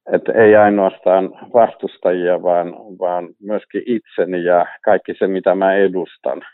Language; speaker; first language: Finnish; native; Finnish